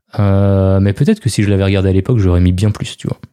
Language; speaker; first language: French; native; French